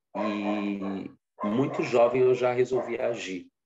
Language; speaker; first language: Portuguese; native; Portuguese